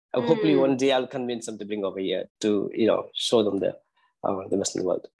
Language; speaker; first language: English; non-native, local second language; Tamil